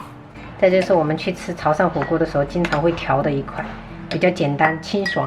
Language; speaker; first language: Chinese; native; Chinese